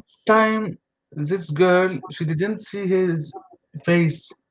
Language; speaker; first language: English; non-native, learner; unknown